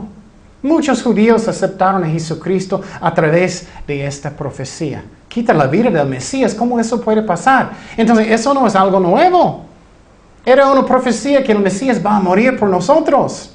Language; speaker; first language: Spanish; non-native, fluent; English